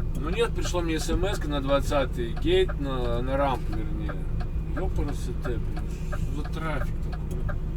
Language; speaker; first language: Russian; native; Russian